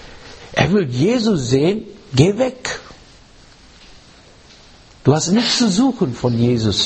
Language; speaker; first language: German; non-native, learner; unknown